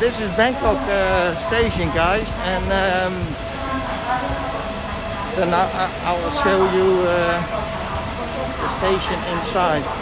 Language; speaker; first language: English; non-native, learner; Dutch